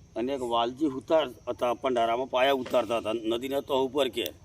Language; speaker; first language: Gujarati; native; Gujarati